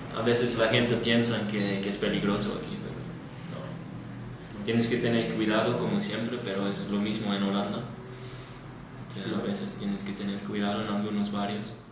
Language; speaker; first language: Spanish; non-native, learner; Dutch